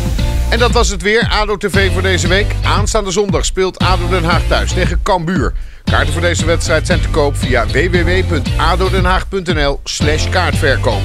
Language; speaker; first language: Dutch; native; Dutch